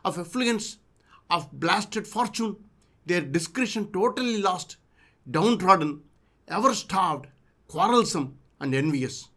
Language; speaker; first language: English; non-native, local second language; Telugu